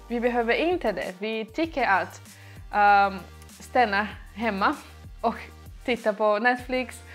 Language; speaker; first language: Swedish; non-native, learner; Portuguese